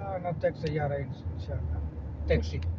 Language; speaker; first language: Arabic; non-native, learner; Filipino